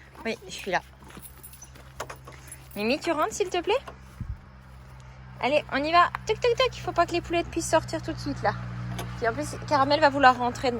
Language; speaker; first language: French; native; French